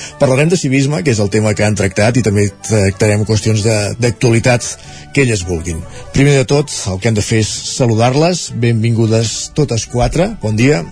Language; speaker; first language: Catalan; native; Catalan